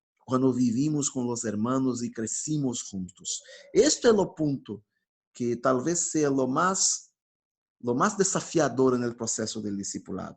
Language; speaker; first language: Spanish; non-native, fluent; Portuguese